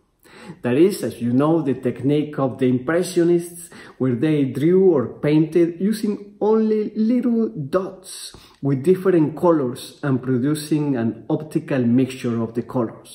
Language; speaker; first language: English; non-native, fluent; Spanish